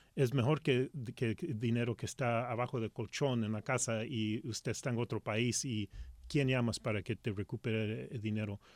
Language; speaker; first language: Spanish; early bilingual, heritage; Spanish